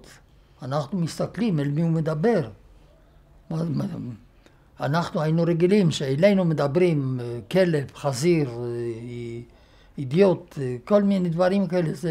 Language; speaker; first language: Hebrew; non-native, fluent; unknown